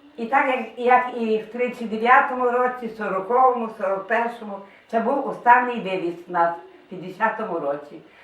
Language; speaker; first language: Ukrainian; native; Ukrainian